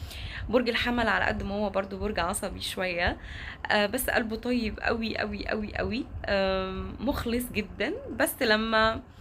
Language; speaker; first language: Arabic; native; Arabic